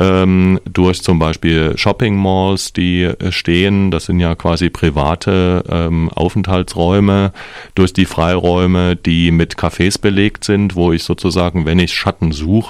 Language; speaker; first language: German; native; German